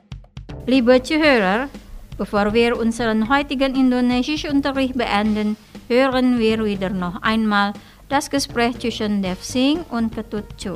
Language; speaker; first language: German; non-native, fluent; Indonesian